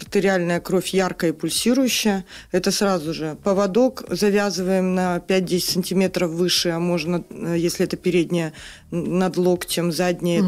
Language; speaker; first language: Russian; native; Russian